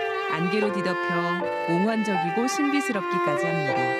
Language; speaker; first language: Korean; native; Korean